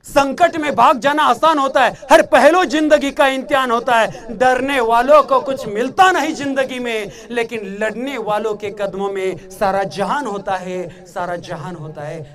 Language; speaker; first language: Hindi; non-native, local second language; Marathi